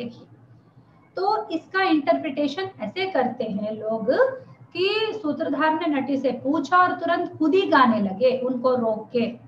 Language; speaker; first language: Hindi; non-native, local second language; Telugu